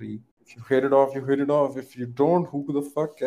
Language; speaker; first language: English; non-native, local second language; Hindi